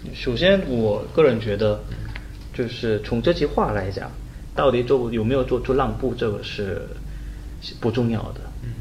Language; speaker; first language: Chinese; non-native, fluent; Korean